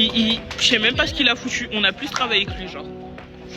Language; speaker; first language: French; native; French